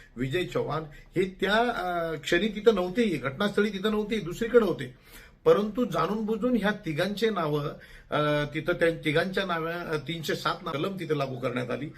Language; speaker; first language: Marathi; non-native, local second language; Lambadi